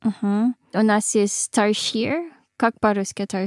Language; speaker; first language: Russian; non-native, learner; Filipino